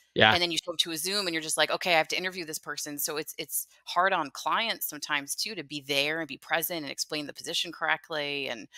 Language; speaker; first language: English; native; English